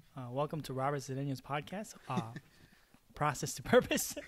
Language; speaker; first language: English; early bilingual, other home language; Chavacano